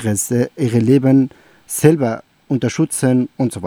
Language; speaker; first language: German; non-native, learner; Persian